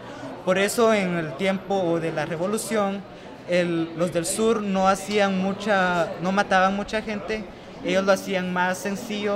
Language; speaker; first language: Spanish; early bilingual, other home language; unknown